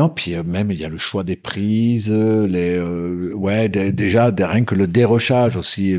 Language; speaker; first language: French; native; French